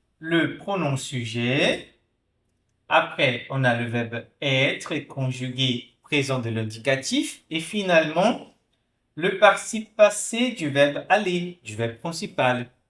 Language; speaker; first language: French; non-native, fluent; Portuguese